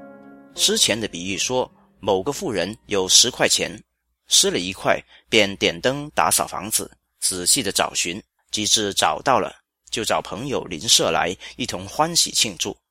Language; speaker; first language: Chinese; native; Chinese